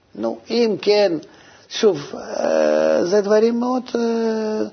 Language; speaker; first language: Hebrew; non-native, fluent; Russian